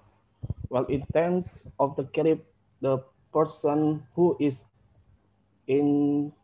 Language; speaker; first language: English; non-native, learner; Indonesian